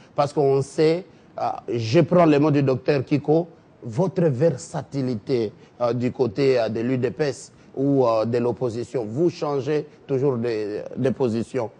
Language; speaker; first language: French; non-native, local second language; Lingala